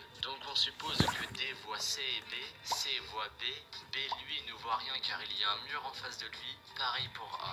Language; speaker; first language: French; native; French